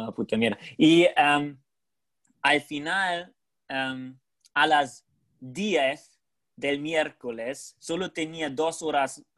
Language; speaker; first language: English; non-native, fluent; German